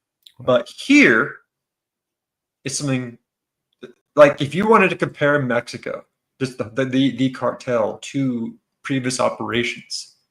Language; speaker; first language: English; native; English